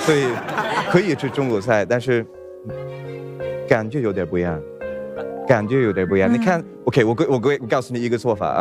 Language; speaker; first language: Chinese; non-native, fluent; Swedish